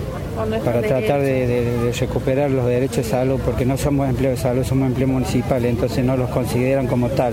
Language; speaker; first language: Spanish; native; Spanish